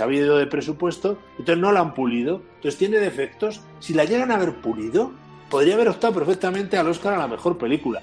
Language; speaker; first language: Spanish; native; Spanish